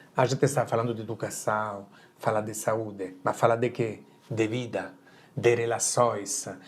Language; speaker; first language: Portuguese; non-native, fluent; Italian